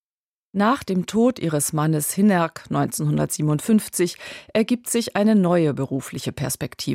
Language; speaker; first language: German; native; German